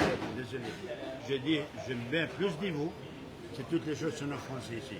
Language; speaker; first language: French; non-native, learner; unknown